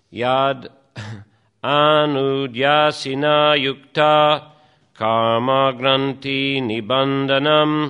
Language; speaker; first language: Russian; non-native, fluent; English